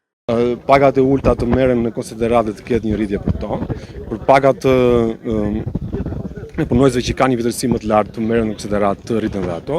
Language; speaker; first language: Albanian; native; Albanian